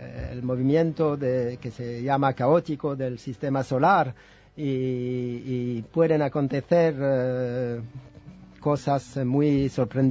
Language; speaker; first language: Spanish; non-native, fluent; French